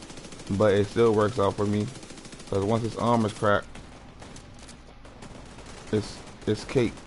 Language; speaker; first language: English; native; English